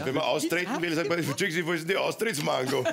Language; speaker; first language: German; native; German